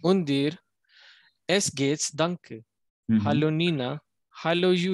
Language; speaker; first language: German; non-native, learner; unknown